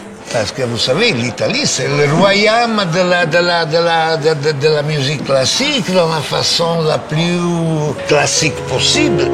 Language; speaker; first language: French; non-native, fluent; Italian